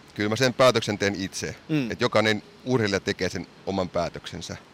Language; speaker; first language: Finnish; early bilingual, heritage; Finnish